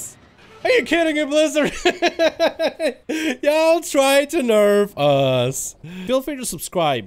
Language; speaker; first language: English; native; English